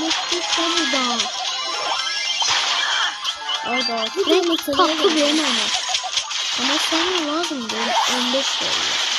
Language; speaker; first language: Turkish; non-native, learner; Azerbaijani